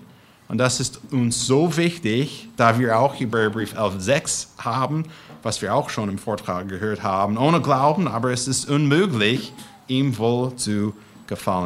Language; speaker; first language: German; non-native, fluent; English